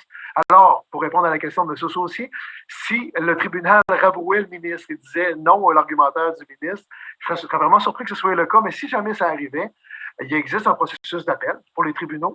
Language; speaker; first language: French; native; French